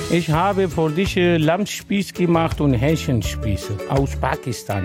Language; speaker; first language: German; non-native, learner; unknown